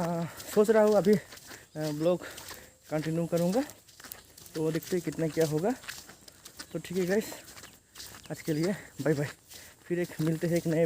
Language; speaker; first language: Hindi; non-native, local second language; Nepali